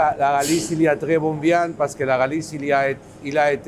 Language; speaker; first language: French; non-native, learner; Basque